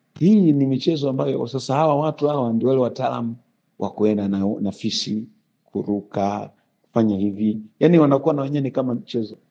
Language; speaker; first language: Swahili; native; Swahili